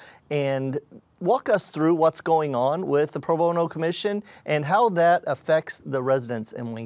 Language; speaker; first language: English; native; English